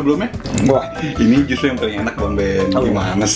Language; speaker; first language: Indonesian; native; Indonesian